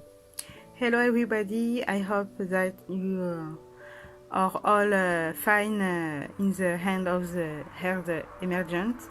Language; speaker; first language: English; non-native, learner; French